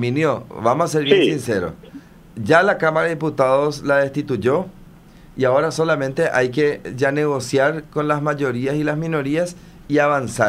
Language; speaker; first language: Spanish; native; Spanish